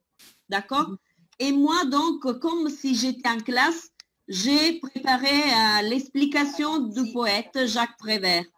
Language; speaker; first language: French; non-native, fluent; Italian